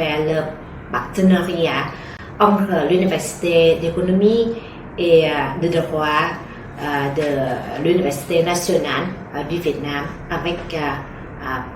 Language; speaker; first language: French; non-native, fluent; Vietnamese